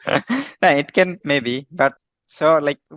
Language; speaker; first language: English; non-native, fluent; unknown